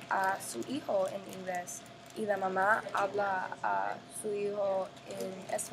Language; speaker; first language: Spanish; non-native, learner; English